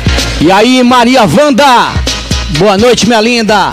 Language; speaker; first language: Portuguese; native; Portuguese